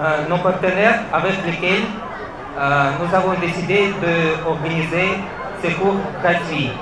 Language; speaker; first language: French; non-native, fluent; Russian